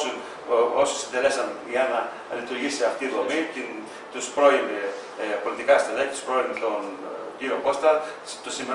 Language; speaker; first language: Greek; native; Greek